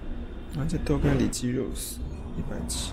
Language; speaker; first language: Chinese; native; Chinese